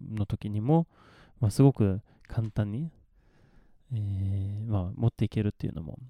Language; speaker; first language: Japanese; non-native, fluent; Swedish